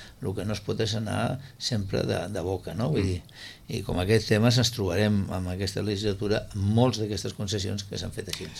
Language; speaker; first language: Catalan; native; Catalan